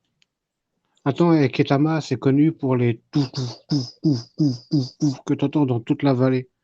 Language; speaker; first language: French; native; French